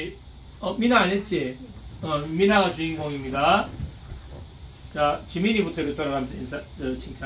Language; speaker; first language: Korean; native; Korean